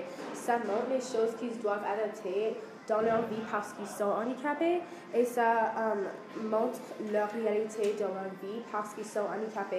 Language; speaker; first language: French; non-native, learner; English